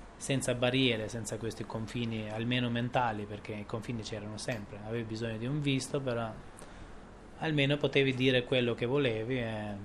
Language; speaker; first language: Italian; non-native, fluent; Albanian